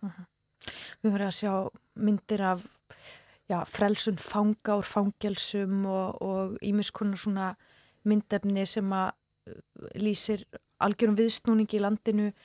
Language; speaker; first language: Icelandic; native; Icelandic